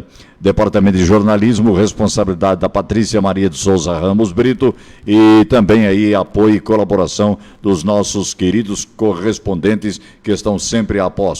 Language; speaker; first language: Portuguese; native; Portuguese